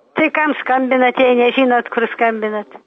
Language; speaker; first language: Lithuanian; native; Lithuanian